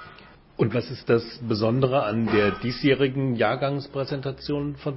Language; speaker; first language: German; native; German